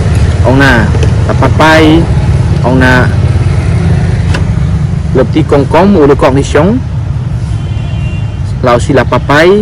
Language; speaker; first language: French; non-native, fluent; Khmer